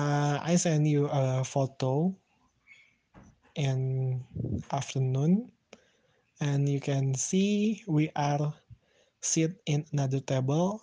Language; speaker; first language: English; non-native, learner; Indonesian